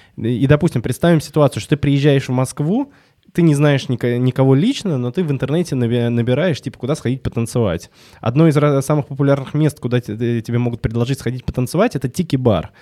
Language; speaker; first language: Russian; native; Russian